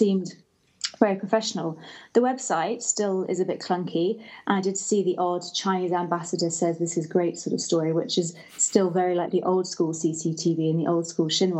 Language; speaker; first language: English; native; English